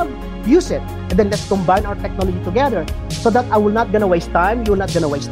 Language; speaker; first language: English; non-native, local second language; Iloko